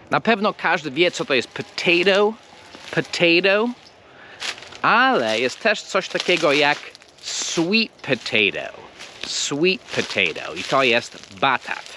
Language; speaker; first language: Polish; non-native, fluent; English